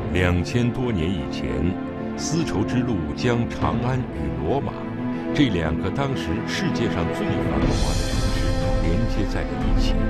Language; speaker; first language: Chinese; native; Chinese